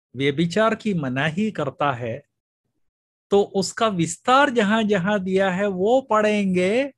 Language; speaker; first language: Hindi; non-native, local second language; Malayalam